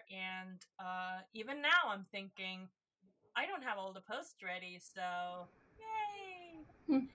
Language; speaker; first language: English; non-native, fluent; Estonian